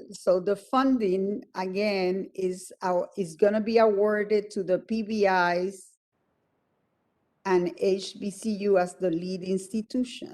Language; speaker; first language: English; non-native, fluent; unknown